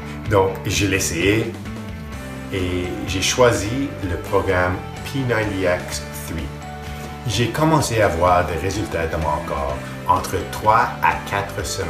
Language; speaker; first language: French; non-native, fluent; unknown